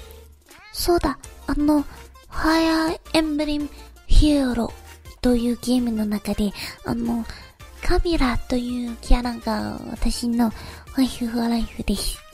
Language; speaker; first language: Japanese; non-native, learner; English